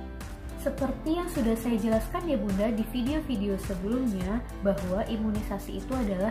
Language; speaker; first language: Indonesian; native; Indonesian